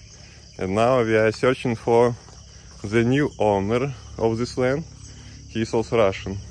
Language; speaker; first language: English; non-native, learner; Russian